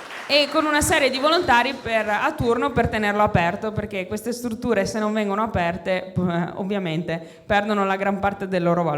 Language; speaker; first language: Italian; native; Italian